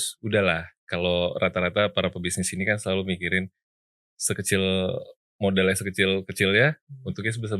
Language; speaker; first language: Indonesian; native; Indonesian